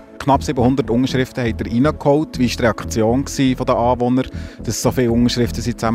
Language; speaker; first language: German; native; German